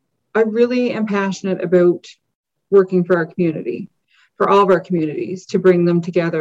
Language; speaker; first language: English; native; English